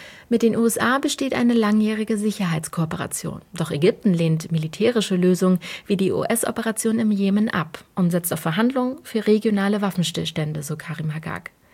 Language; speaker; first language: German; native; German